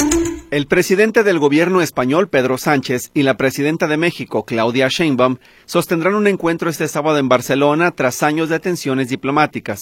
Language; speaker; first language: Spanish; native; Spanish